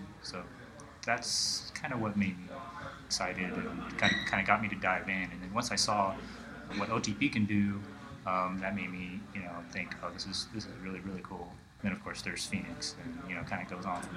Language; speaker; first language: English; native; English